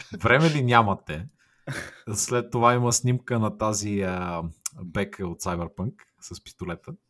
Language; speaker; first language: Bulgarian; native; Bulgarian